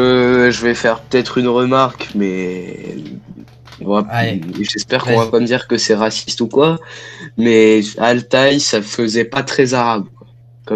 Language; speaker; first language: French; native; French